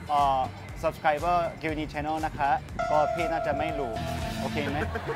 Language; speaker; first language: Thai; non-native, fluent; Korean